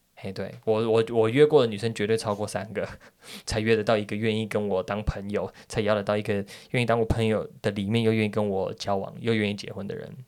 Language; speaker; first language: Chinese; native; Chinese